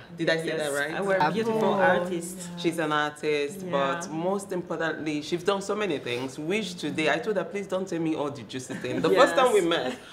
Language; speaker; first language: English; non-native, local second language; Igbo